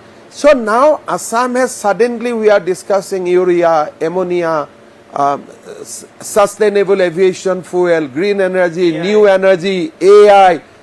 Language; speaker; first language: English; non-native, local second language; Assamese